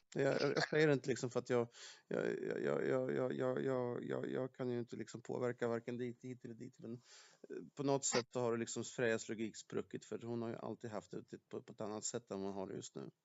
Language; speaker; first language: Swedish; early bilingual, other home language; Polish